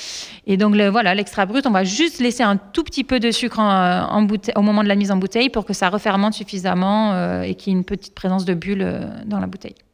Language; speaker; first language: French; native; French